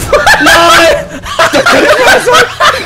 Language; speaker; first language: German; native; German